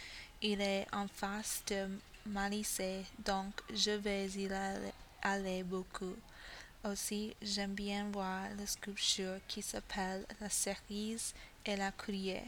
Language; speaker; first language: French; non-native, learner; English